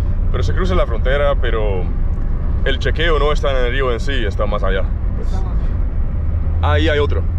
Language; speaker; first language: Spanish; non-native, fluent; English